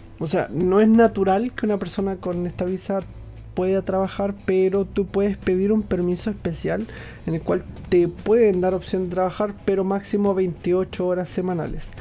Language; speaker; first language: Spanish; native; Spanish